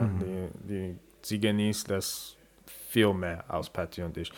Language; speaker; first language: German; non-native, learner; English